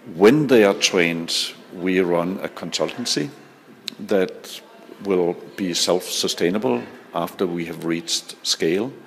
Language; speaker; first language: English; non-native, fluent; Danish